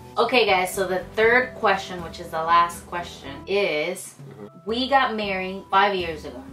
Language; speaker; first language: English; early bilingual, other home language; Spanish